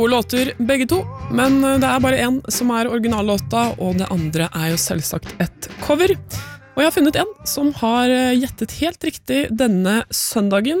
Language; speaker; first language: Norwegian; native; Norwegian